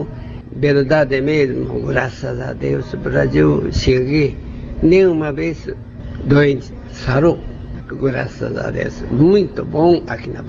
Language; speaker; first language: Portuguese; non-native, learner; Japanese